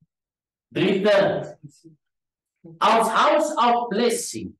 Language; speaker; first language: German; non-native, learner; Afrikaans